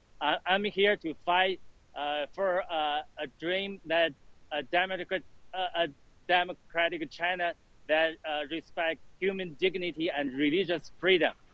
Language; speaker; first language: English; non-native, fluent; Chinese